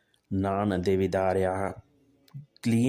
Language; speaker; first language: Italian; non-native, learner; Urdu